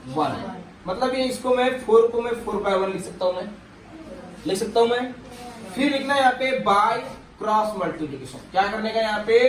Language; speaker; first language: Hindi; non-native, local second language; Marathi